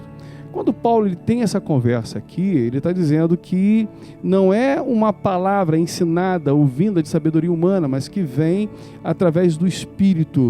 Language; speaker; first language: Portuguese; native; Portuguese